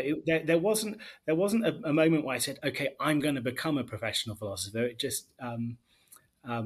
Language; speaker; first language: English; native; English